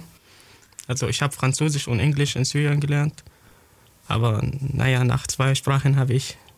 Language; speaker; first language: German; non-native, learner; Arabic